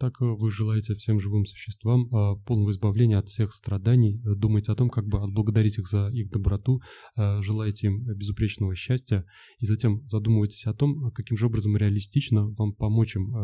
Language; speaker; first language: Russian; native; Russian